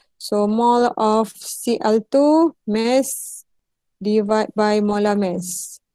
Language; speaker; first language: English; non-native, local second language; Malay